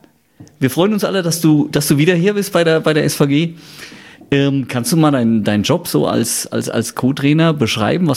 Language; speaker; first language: German; native; German